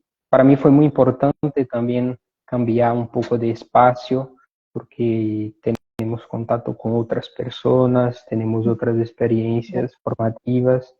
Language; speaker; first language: Spanish; non-native, fluent; Portuguese